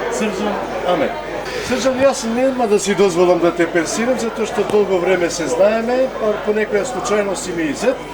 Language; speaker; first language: Macedonian; non-native, local second language; Romany